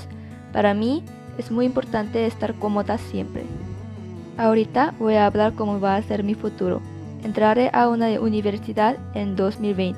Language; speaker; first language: Spanish; non-native, learner; Korean